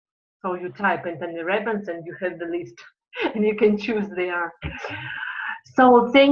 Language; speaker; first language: English; non-native, fluent; Russian